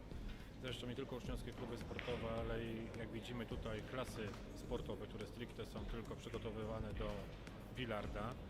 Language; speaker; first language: Polish; native; Polish